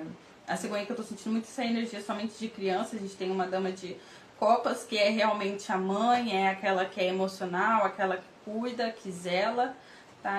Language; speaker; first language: Portuguese; native; Portuguese